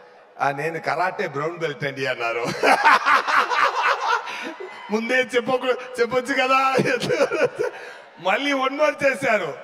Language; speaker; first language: Telugu; non-native, fluent; Tamil